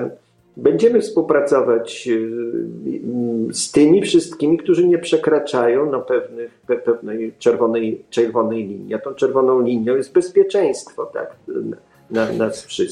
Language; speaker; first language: Polish; native; Polish